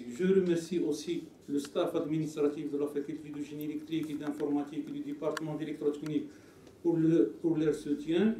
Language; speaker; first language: French; non-native, local second language; Arabic